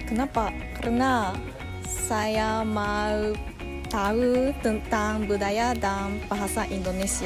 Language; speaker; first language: Indonesian; non-native, learner; Japanese